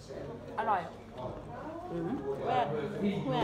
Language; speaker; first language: Swedish; non-native, learner; Thai